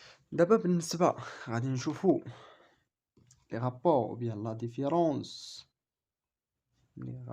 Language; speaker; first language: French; non-native, local second language; Arabic